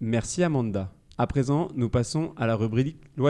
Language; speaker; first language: French; native; French